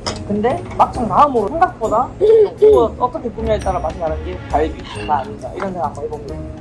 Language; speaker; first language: Korean; native; Korean